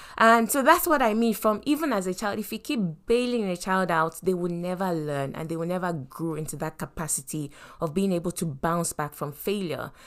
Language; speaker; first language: English; non-native, local second language; Yoruba